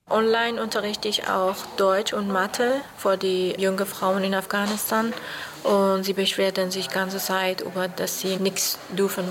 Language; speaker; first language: German; non-native, fluent; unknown